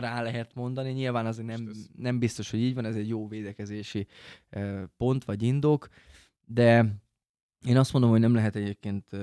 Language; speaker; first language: Hungarian; native; Hungarian